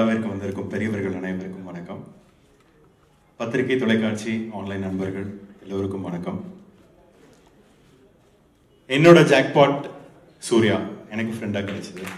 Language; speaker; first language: Tamil; native; Tamil